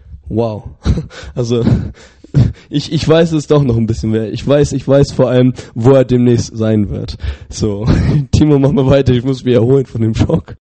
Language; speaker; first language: German; native; German